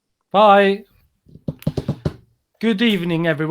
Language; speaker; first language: English; non-native, fluent; Spanish